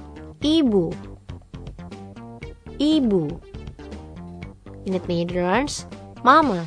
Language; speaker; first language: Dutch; non-native, fluent; Indonesian